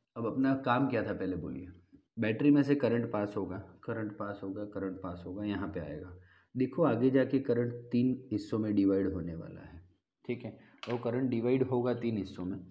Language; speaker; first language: Hindi; non-native, local second language; Gujarati